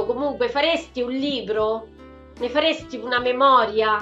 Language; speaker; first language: Italian; native; Italian